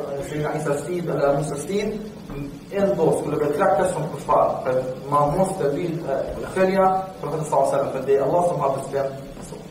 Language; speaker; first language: Swedish; non-native, fluent; Arabic